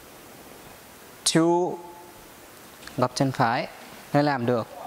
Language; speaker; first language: Vietnamese; non-native, learner; Hindi